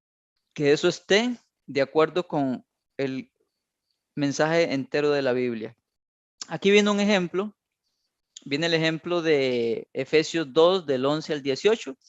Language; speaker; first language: Spanish; native; Spanish